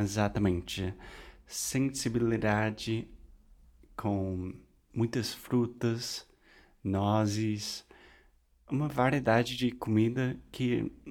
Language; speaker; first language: Portuguese; non-native, fluent; English